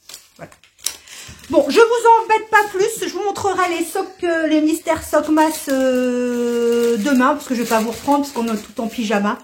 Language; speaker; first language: French; native; French